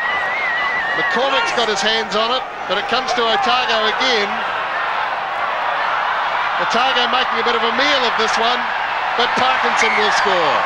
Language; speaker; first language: English; native; English